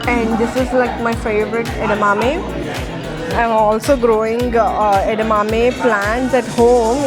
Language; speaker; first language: English; non-native, local second language; Telugu